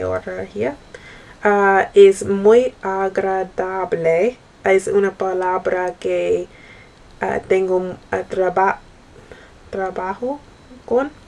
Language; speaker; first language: Spanish; non-native, learner; English